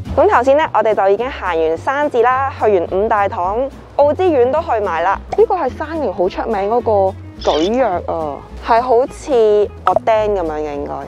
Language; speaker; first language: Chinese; non-native, local second language; Cantonese